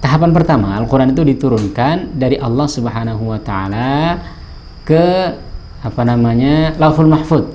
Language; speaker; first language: Indonesian; native; Indonesian